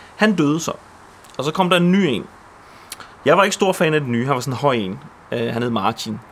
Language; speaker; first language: Danish; early bilingual, other home language; Polish